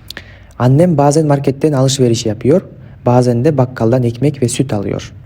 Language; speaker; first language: Turkish; non-native, fluent; Kyrgyz